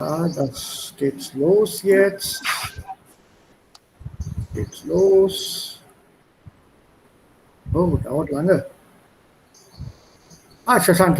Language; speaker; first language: German; non-native, fluent; Hindi